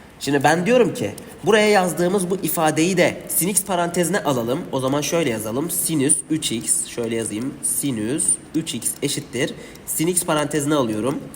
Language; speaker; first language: Turkish; native; Turkish